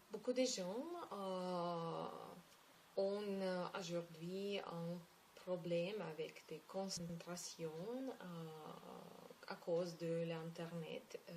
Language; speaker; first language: French; non-native, learner; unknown